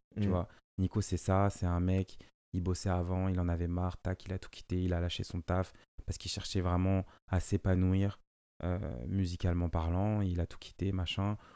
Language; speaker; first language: French; non-native, local second language; Lingala